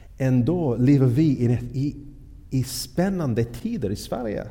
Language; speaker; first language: Swedish; non-native, fluent; English